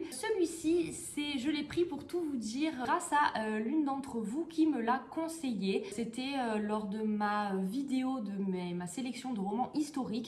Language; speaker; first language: French; native; French